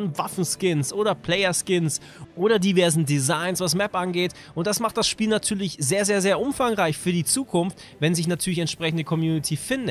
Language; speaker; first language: German; native; German